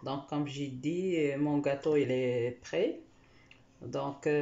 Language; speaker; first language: French; non-native, local second language; Arabic